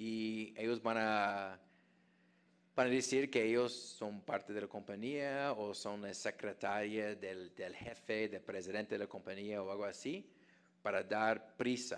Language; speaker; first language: Spanish; non-native, fluent; English